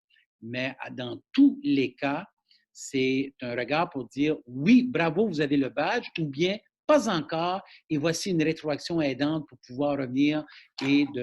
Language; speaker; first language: French; native; French